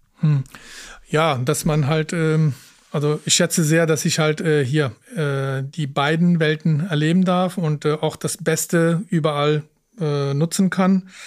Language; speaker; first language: German; early bilingual, other home language; Punjabi